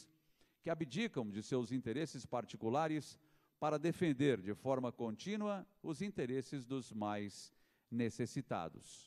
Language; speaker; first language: Portuguese; native; Portuguese